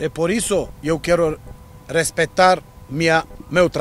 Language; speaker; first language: Portuguese; non-native, learner; Romanian